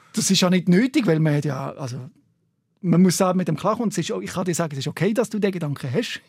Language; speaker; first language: German; native; German